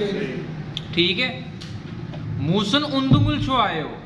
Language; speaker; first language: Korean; non-native, fluent; Punjabi